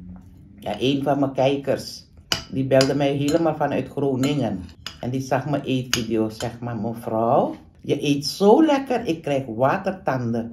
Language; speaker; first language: Dutch; non-native, local second language; Caribbean Hindustani